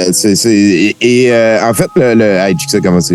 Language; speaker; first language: French; native; French